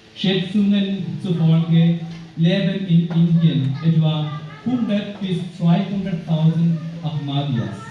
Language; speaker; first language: German; non-native, fluent; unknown